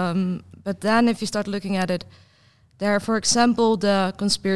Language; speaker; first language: English; non-native, fluent; Dutch